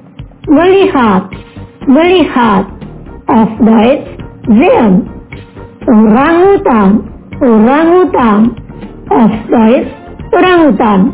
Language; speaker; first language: German; non-native, learner; Indonesian